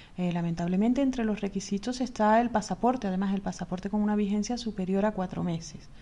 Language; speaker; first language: Spanish; native; Spanish